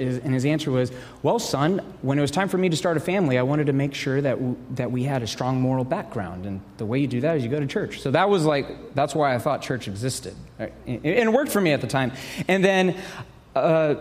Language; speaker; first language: English; native; English